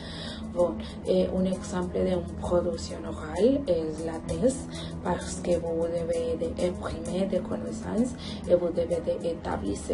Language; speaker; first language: French; non-native, learner; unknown